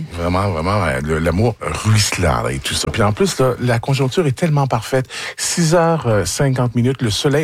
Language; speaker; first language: French; native; French